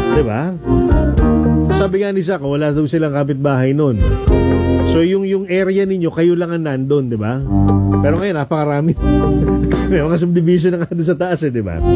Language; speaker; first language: Filipino; native; Filipino